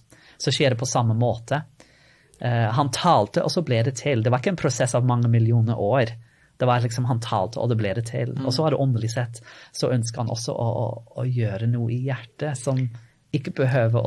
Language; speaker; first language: Norwegian; non-native, fluent; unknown